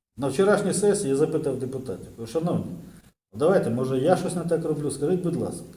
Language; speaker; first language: Ukrainian; native; Ukrainian